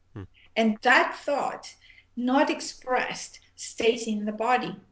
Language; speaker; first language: English; non-native, fluent; Armenian